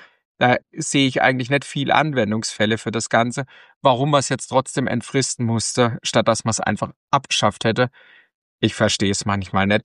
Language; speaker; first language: German; native; German